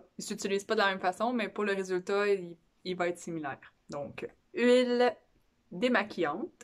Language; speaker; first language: French; native; French